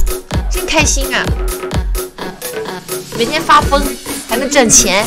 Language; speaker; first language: Chinese; native; Chinese